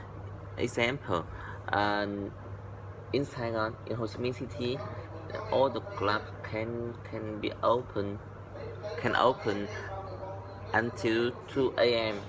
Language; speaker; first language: English; non-native, learner; Vietnamese